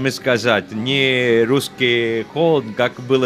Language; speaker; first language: Russian; non-native, learner; Italian